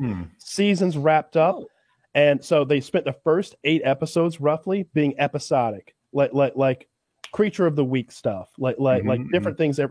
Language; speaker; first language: English; native; English